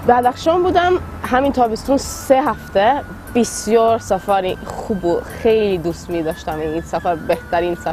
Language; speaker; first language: Persian; non-native, learner; Swedish